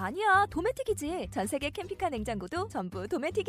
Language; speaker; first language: Korean; native; Korean